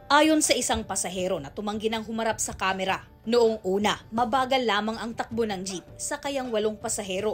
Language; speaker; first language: Filipino; non-native, local second language; Bikol